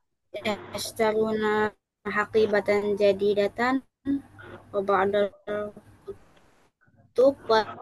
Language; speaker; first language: Arabic; non-native, learner; Indonesian